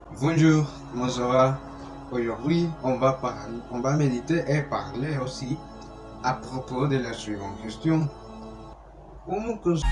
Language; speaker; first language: French; non-native, learner; Spanish